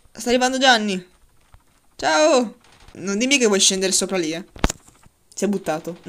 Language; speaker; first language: Italian; native; Italian